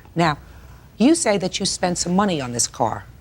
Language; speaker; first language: English; native; English